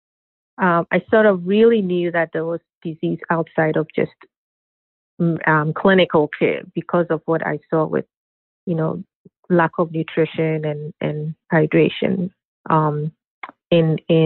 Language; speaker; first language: English; non-native, local second language; Akan